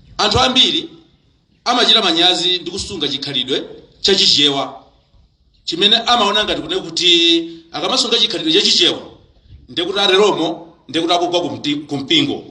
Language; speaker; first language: Nyanja; native; Nyanja